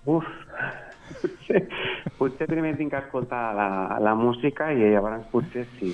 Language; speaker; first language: Catalan; non-native, local second language; Spanish